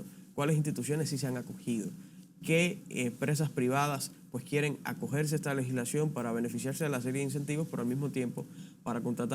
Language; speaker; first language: Spanish; native; Spanish